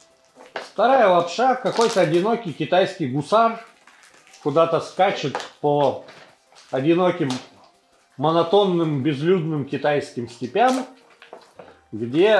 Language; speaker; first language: Russian; native; Russian